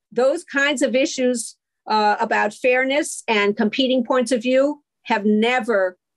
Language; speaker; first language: English; native; English